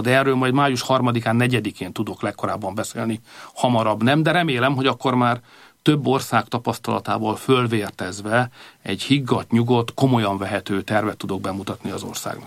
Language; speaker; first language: Hungarian; native; Hungarian